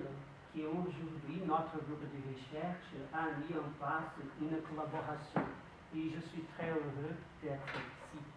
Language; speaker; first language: French; non-native, learner; Portuguese